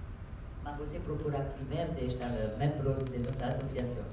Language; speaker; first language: Portuguese; non-native, learner; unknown